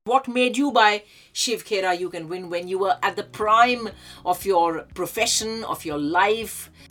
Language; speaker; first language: English; non-native, local second language; Hindi